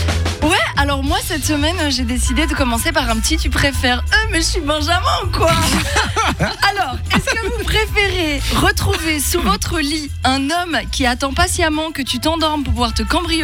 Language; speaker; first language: French; native; French